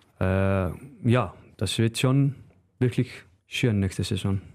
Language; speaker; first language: German; non-native, learner; Icelandic